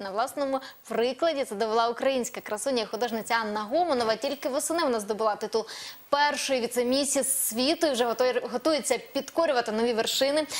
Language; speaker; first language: Ukrainian; native; Ukrainian